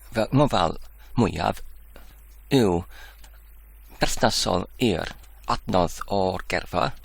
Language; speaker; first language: Welsh; non-native, learner; Dutch